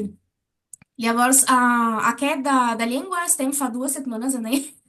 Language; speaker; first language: Catalan; non-native, learner; Portuguese